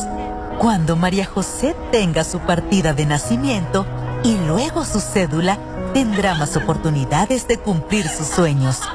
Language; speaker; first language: Spanish; native; Spanish